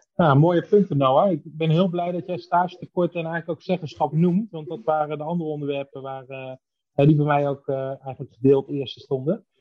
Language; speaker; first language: Dutch; native; Dutch